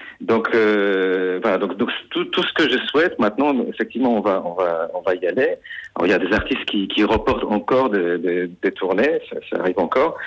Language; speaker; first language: French; non-native, fluent; Polish